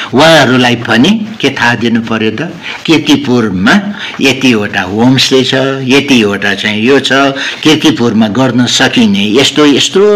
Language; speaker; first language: Nepali; non-native, local second language; Newari